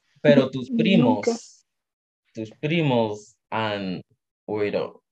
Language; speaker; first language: Spanish; non-native, learner; English